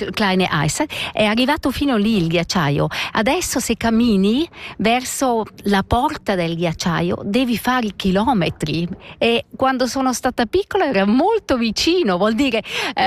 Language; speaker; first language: Italian; non-native, local second language; Romansh